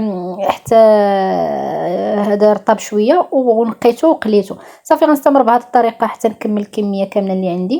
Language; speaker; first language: Arabic; native; Arabic